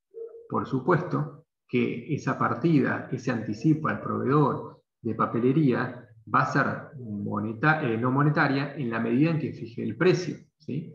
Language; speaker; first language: Spanish; native; Spanish